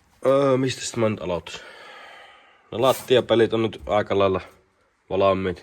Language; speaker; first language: Finnish; native; Finnish